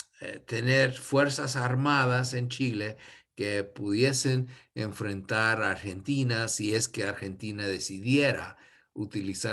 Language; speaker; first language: Spanish; non-native, fluent; English